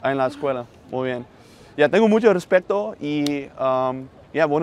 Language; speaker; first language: Spanish; non-native, learner; Dutch